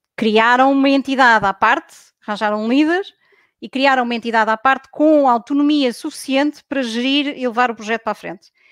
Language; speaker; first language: Portuguese; native; Portuguese